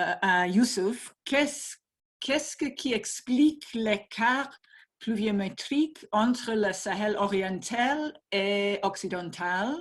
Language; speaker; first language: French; non-native, fluent; English